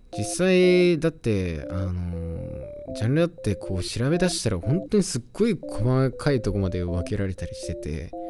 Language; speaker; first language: Japanese; native; Japanese